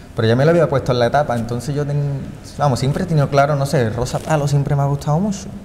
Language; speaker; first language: Spanish; native; Spanish